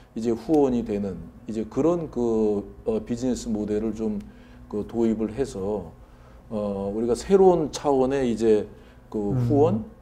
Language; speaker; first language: Korean; native; Korean